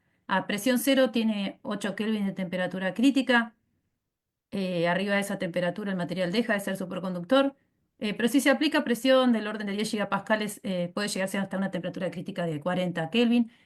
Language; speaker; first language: Spanish; native; Spanish